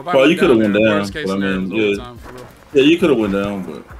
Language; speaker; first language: English; native; English